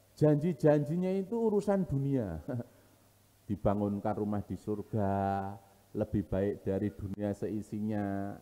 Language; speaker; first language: Indonesian; non-native, local second language; Javanese